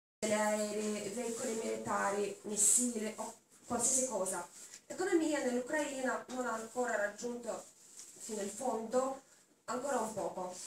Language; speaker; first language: Italian; non-native, learner; Russian